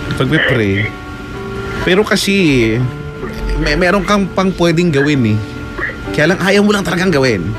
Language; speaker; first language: Filipino; native; Filipino